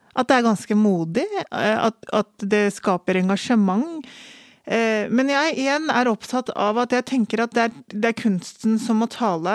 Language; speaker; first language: Norwegian; native; Norwegian